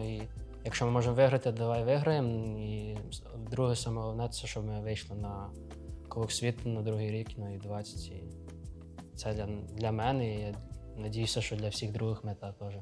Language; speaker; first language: Ukrainian; early bilingual, other home language; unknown